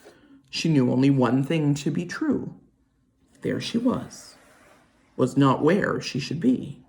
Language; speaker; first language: English; native; English